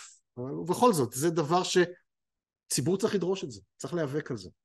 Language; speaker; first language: Hebrew; native; Hebrew